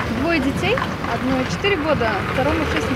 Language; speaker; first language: Russian; native; Russian